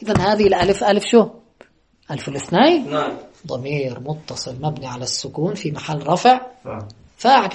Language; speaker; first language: Arabic; native; Arabic